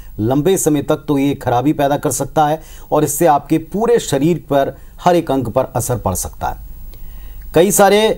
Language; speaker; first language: Hindi; native; Hindi